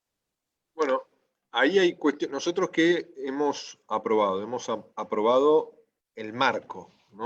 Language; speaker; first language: Spanish; native; Spanish